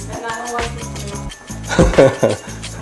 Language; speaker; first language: English; non-native, learner; Portuguese